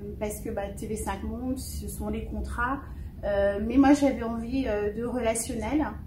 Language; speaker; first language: French; early bilingual, other home language; Fon